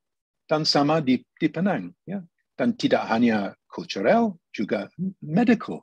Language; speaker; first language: Indonesian; non-native, fluent; English